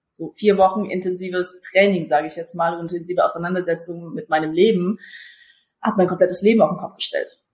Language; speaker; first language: German; early bilingual, other home language; Russian